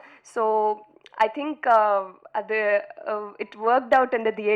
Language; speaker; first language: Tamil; non-native, fluent; Telugu